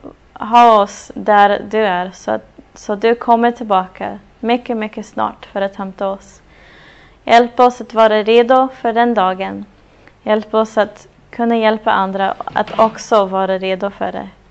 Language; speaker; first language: Swedish; non-native, fluent; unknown